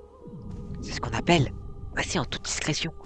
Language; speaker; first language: French; native; French